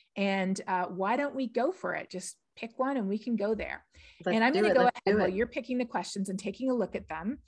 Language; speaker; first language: English; native; English